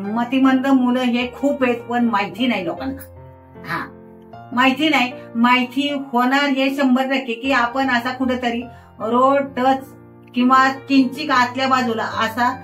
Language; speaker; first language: Marathi; native; Marathi